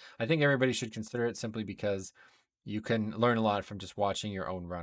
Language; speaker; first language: English; native; English